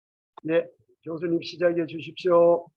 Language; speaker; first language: Korean; native; Korean